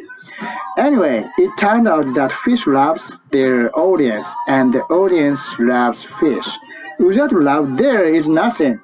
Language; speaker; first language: English; non-native, learner; Japanese